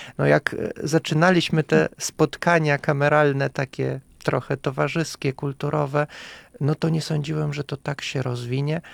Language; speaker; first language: Polish; non-native, fluent; Russian